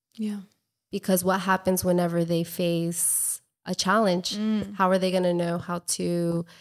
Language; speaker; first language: English; native; English